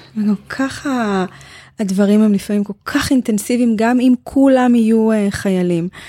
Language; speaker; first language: Hebrew; native; Hebrew